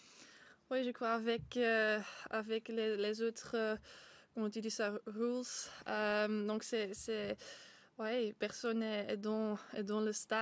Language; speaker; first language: French; non-native, local second language; Dutch